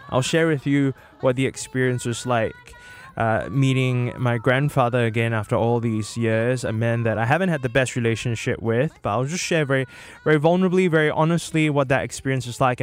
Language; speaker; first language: English; native; English